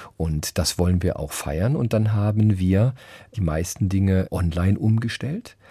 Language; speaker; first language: German; native; German